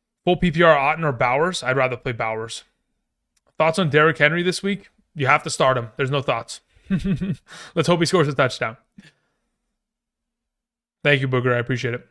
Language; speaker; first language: English; native; English